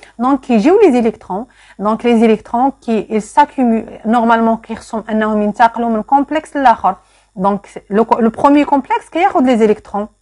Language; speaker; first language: French; non-native, local second language; Arabic